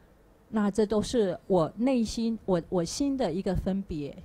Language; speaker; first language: Chinese; native; Chinese